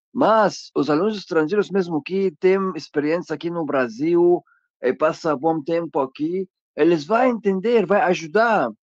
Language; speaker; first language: Portuguese; non-native, learner; Arabic